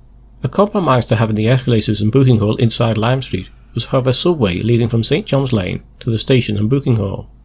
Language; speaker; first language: English; native; English